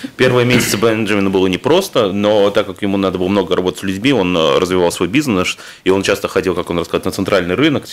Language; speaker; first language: Russian; native; Russian